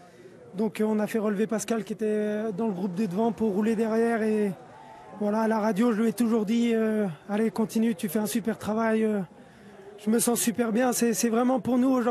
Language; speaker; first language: French; native; French